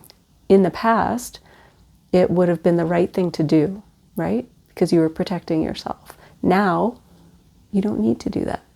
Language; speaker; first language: English; native; English